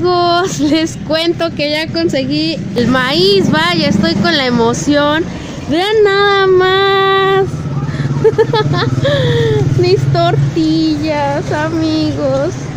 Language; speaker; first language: Spanish; native; Spanish